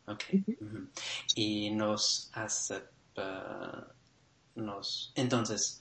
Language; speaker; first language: Spanish; non-native, learner; English